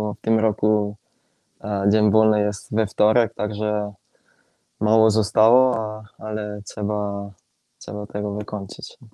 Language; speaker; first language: Polish; non-native, fluent; Italian